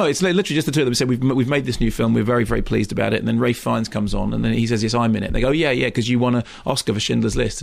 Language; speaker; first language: English; native; English